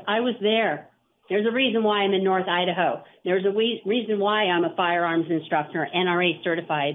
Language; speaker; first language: English; native; English